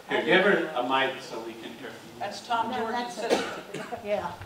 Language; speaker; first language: English; native; English